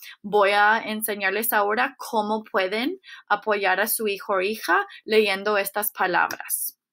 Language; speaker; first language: Spanish; non-native, fluent; English